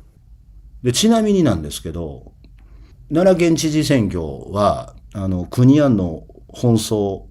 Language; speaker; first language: Japanese; native; Japanese